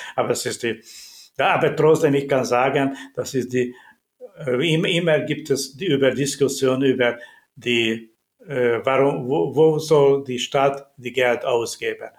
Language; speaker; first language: German; non-native, learner; Hungarian